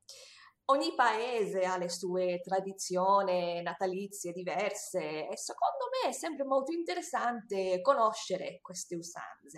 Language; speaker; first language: Italian; non-native, fluent; English